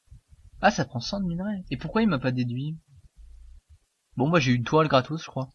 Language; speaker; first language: French; native; French